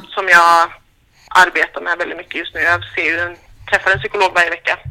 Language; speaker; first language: Swedish; native; Swedish